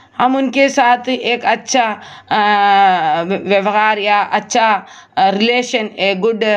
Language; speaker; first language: Hindi; non-native, local second language; Malayalam